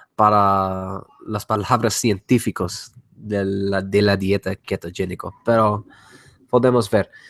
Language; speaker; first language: Spanish; non-native, learner; English